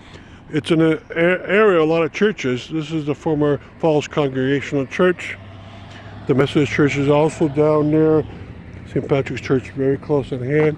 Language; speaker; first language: English; native; English